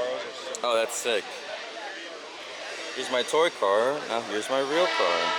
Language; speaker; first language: English; native; English